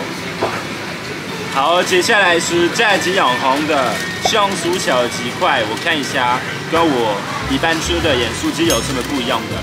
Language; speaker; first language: Chinese; non-native, fluent; French